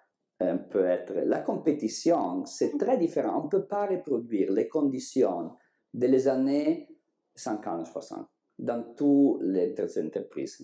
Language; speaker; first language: French; non-native, learner; Italian